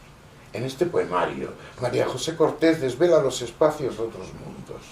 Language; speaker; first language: Spanish; native; Spanish